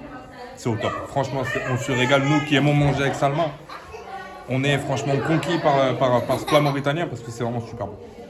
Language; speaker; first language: French; native; French